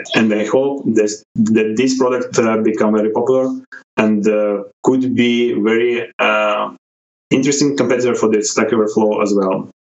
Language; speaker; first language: English; non-native, fluent; Ukrainian